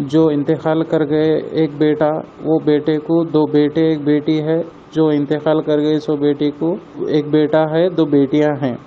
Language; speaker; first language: Hindi; native; Hindi